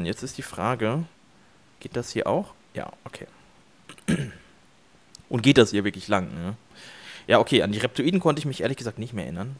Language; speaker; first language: German; native; German